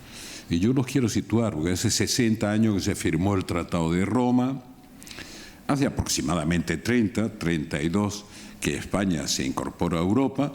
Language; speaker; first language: Spanish; native; Spanish